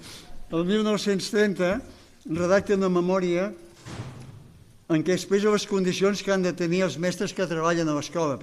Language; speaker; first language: Catalan; native; Catalan